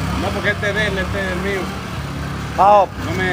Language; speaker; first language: Spanish; native; Spanish